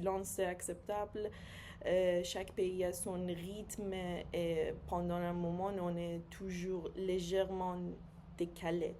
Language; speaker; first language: French; non-native, fluent; Persian